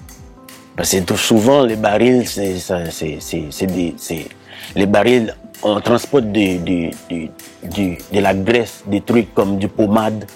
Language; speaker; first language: French; non-native, local second language; Haitian Creole